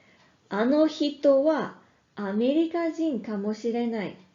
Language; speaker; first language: Japanese; non-native, fluent; English